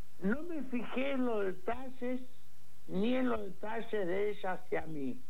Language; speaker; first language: Spanish; early bilingual, other home language; Portuguese